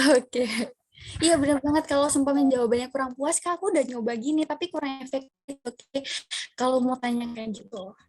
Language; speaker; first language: Indonesian; non-native, local second language; Madurese